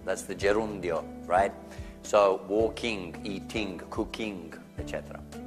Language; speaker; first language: English; native; English